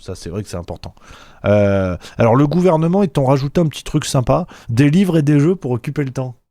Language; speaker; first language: French; native; French